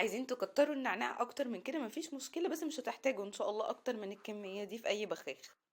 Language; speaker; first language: Arabic; native; Arabic